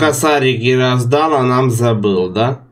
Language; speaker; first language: Russian; native; Russian